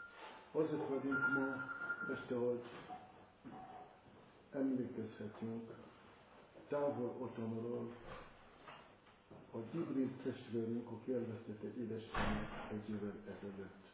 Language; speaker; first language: Hungarian; non-native, fluent; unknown